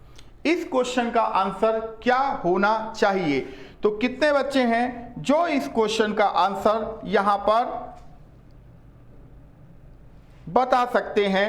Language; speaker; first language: Hindi; native; Hindi